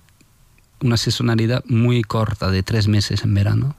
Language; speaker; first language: Spanish; non-native, fluent; French